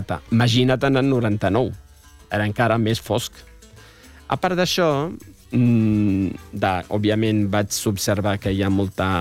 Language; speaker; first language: Catalan; non-native, fluent; Arabic